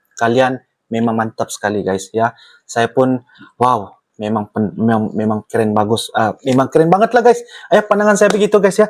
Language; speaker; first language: Malay; native; Malay